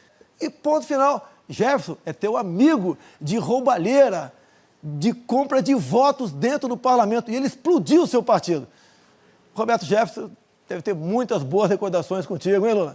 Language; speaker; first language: Portuguese; native; Portuguese